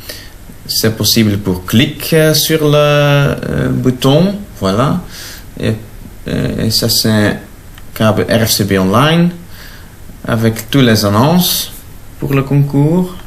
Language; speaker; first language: French; non-native, local second language; Dutch